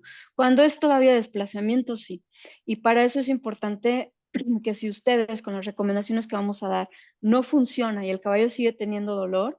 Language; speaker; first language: Spanish; native; Spanish